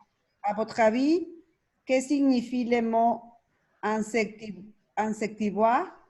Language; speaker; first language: French; non-native, learner; Spanish